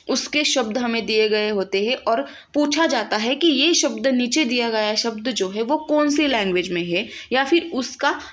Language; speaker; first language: Hindi; non-native, local second language; Marathi